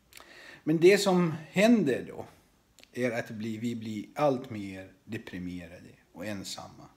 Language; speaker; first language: Swedish; non-native, fluent; Arabic